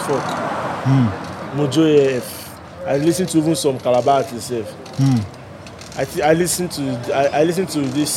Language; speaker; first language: Nigerian Pidgin; native; Nigerian Pidgin